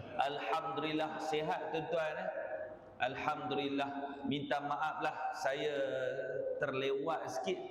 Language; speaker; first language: Malay; native; Malay